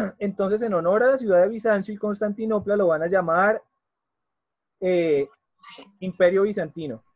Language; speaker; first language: Spanish; native; Spanish